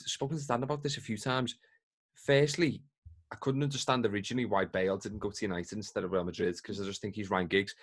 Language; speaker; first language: English; native; English